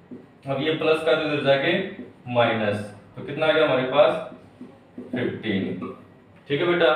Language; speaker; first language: Hindi; native; Hindi